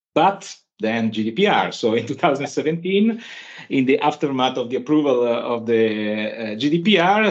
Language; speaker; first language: English; non-native, fluent; Italian